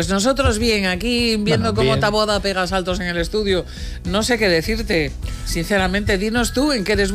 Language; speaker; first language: Spanish; native; Spanish